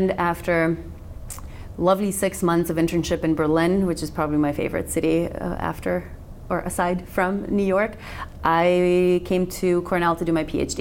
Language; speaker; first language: English; non-native, fluent; Macedonian